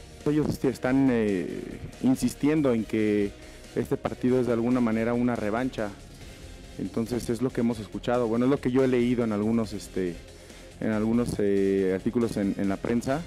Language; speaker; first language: Spanish; native; Spanish